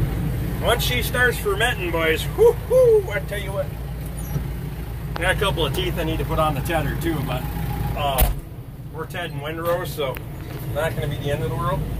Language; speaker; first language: English; native; English